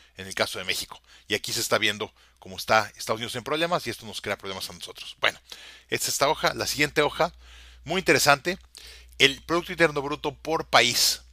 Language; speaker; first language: Spanish; native; Spanish